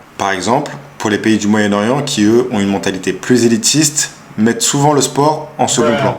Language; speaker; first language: French; native; French